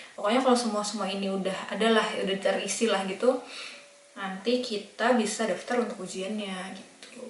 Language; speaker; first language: Indonesian; native; Indonesian